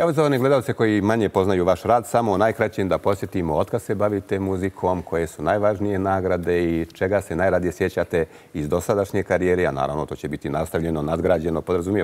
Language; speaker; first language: Bosnian; native; Bosnian